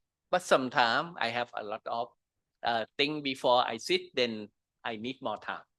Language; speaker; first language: English; non-native, learner; Thai